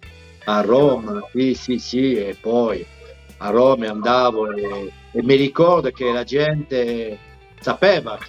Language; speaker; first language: Italian; non-native, fluent; French